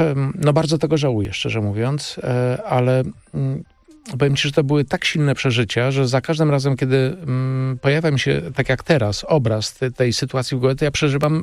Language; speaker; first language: Polish; native; Polish